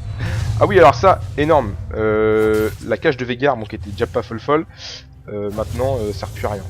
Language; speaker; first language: French; native; French